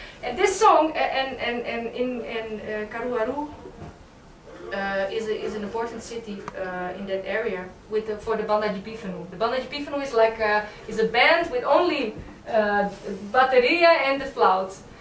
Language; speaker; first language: English; non-native, fluent; Dutch